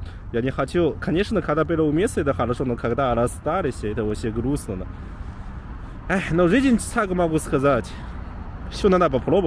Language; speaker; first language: Russian; non-native, learner; Chinese